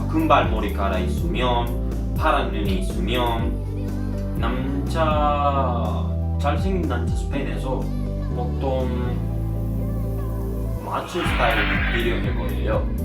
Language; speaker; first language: Korean; non-native, learner; Spanish